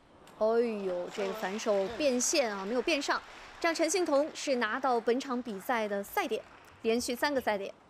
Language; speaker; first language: Chinese; native; Chinese